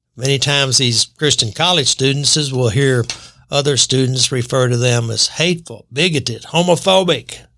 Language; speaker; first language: English; native; English